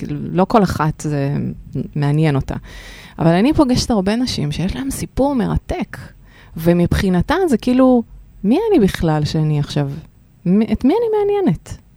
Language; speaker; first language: Hebrew; early bilingual, other home language; Russian